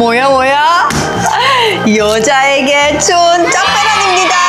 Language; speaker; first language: Korean; non-native, learner; Persian